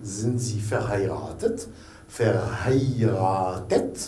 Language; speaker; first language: German; non-native, fluent; Arabic